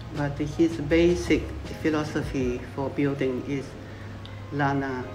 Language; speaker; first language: English; non-native, fluent; Japanese